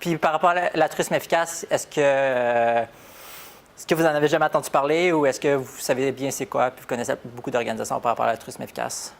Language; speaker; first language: French; native; French